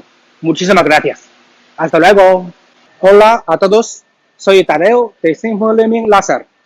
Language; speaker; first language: Spanish; non-native, learner; Chinese